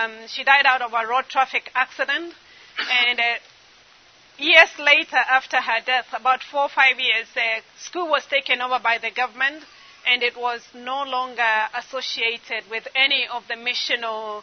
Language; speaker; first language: English; non-native, local second language; Kamba